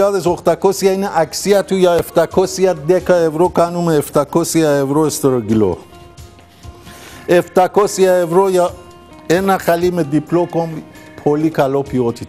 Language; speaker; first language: Greek; non-native, learner; Persian